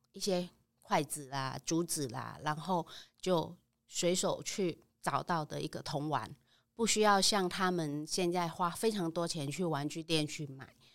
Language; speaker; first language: Chinese; non-native, fluent; Vietnamese